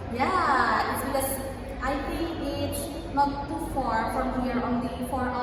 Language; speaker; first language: English; non-native, learner; Indonesian